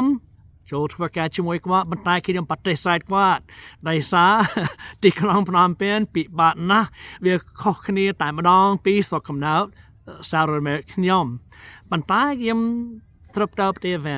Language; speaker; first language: Khmer; non-native, fluent; English